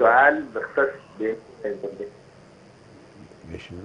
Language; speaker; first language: Arabic; non-native, local second language; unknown